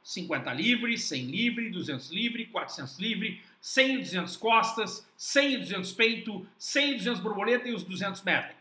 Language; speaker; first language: Portuguese; native; Portuguese